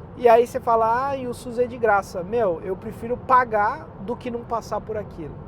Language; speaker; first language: Portuguese; native; Portuguese